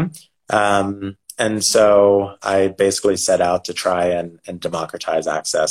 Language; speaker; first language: English; native; English